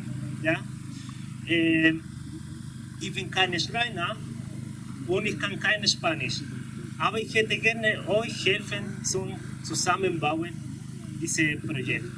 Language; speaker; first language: German; non-native, learner; Spanish